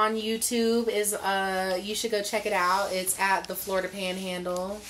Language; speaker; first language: English; native; English